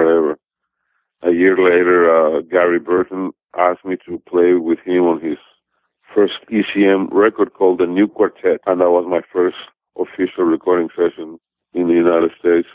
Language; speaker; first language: English; non-native, fluent; Spanish